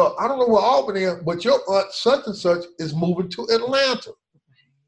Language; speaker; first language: English; native; English